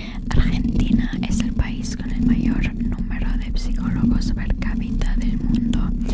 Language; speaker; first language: Spanish; non-native, learner; Italian